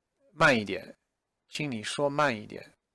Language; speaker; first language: Chinese; non-native, fluent; English